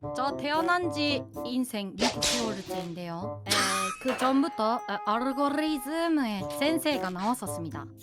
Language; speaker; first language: Korean; non-native, learner; Japanese